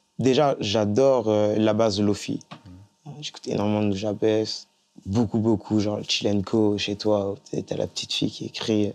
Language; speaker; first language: French; early bilingual, other home language; Fula